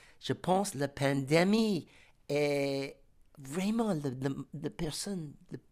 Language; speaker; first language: French; non-native, fluent; English